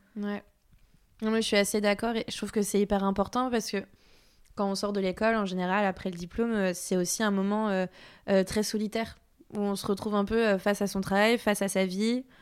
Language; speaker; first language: French; native; French